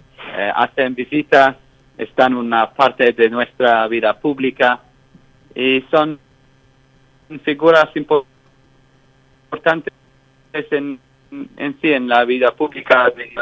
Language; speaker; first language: Spanish; non-native, fluent; English